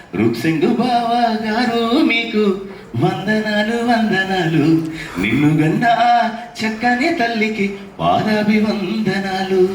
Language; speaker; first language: Telugu; non-native, local second language; Lambadi